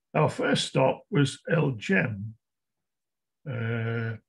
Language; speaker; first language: English; native; English